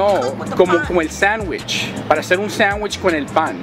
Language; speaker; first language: Spanish; early bilingual, heritage; Spanish